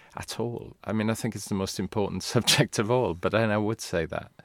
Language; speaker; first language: English; non-native, local second language; Welsh